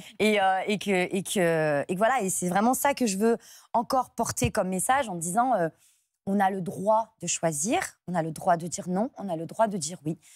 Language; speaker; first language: French; native; French